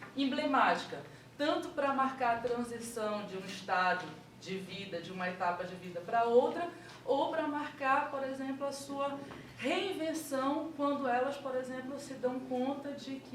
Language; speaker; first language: Portuguese; native; Portuguese